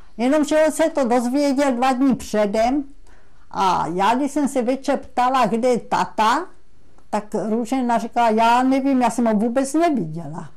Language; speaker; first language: Czech; non-native, local second language; German